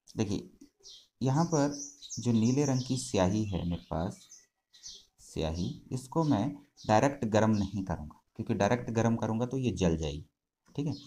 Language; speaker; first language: Hindi; native; Hindi